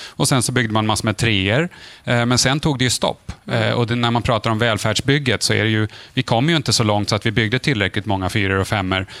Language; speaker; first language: Swedish; native; Swedish